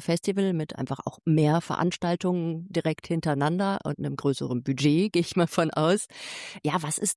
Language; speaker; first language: German; native; German